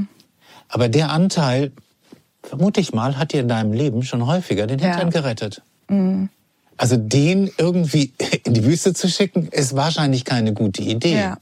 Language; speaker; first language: German; native; German